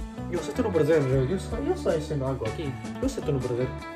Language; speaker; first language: Spanish; early bilingual, heritage; Spanish